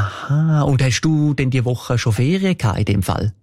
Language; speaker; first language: German; native; German